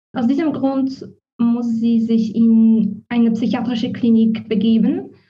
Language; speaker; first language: German; non-native, fluent; Polish